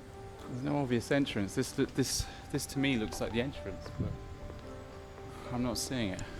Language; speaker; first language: English; native; English